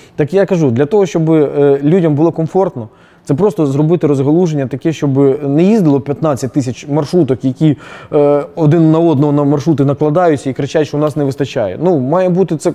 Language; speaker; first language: Ukrainian; native; Ukrainian